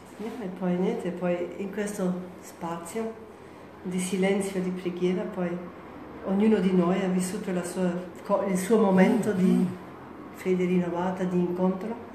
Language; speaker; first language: Italian; non-native, fluent; German